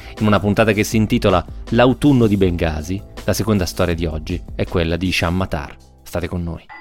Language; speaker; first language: Italian; native; Italian